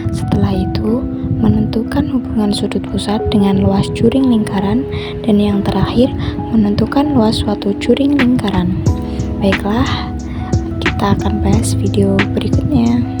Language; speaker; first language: Indonesian; native; Indonesian